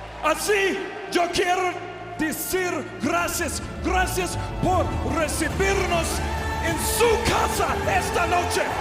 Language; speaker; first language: Spanish; non-native, learner; English